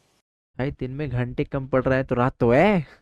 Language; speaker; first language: Hindi; native; Hindi